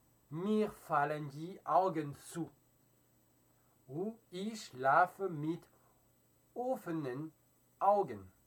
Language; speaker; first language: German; non-native, fluent; French